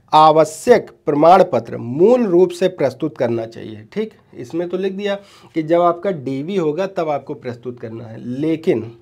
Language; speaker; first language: Hindi; native; Hindi